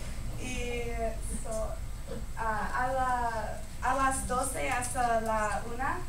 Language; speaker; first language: Spanish; non-native, learner; English